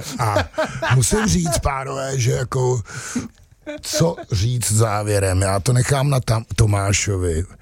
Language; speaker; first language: Czech; native; Czech